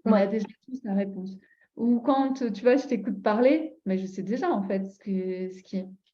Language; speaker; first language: French; native; French